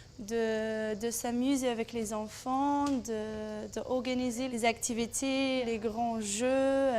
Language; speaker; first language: French; non-native, fluent; English